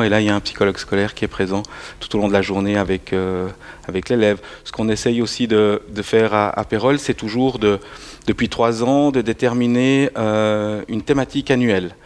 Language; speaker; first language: French; native; French